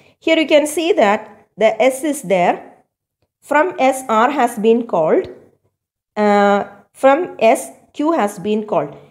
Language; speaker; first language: English; non-native, local second language; Malayalam